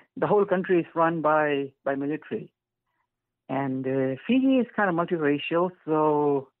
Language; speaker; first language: English; non-native, fluent; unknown